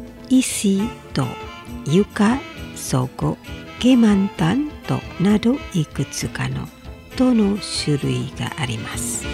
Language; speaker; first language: Japanese; non-native, fluent; Indonesian